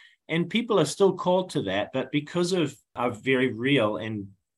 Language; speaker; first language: English; native; English